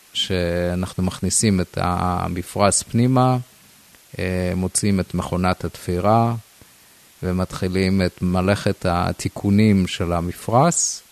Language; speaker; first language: Hebrew; native; Hebrew